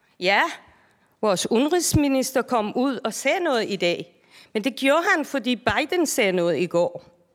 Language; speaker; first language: Danish; non-native, fluent; Persian